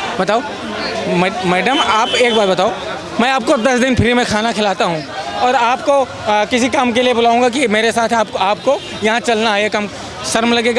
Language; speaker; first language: Hindi; native; Hindi